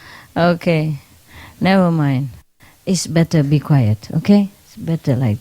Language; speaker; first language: English; non-native, fluent; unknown